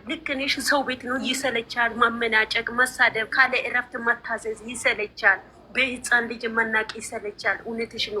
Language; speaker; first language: Amharic; native; Amharic